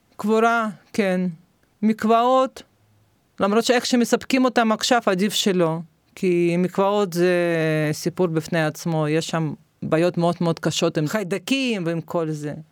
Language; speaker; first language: Hebrew; non-native, fluent; Russian